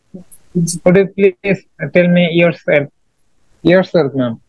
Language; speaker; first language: English; non-native, learner; Bangla